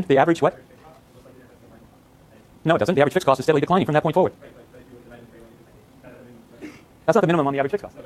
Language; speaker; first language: English; native; English